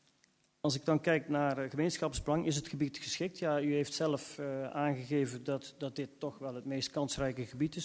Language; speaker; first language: Dutch; native; Dutch